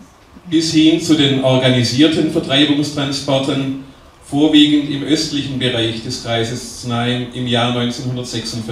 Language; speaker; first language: German; native; German